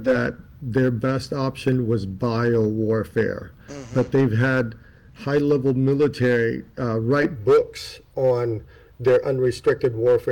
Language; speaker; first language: English; native; English